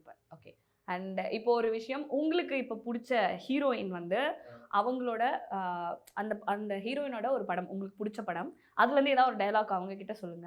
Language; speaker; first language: Tamil; native; Tamil